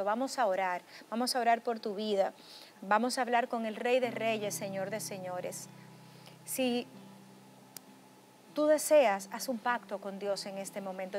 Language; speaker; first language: Spanish; native; Spanish